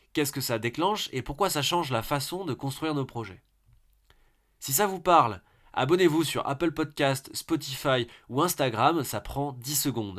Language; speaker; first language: French; native; French